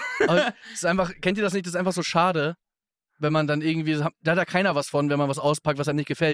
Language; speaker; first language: German; native; German